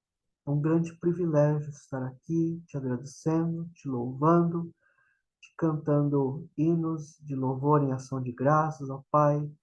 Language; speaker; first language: Portuguese; native; Portuguese